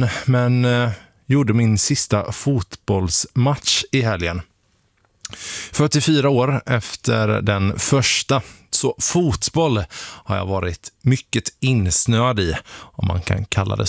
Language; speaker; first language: Swedish; native; Swedish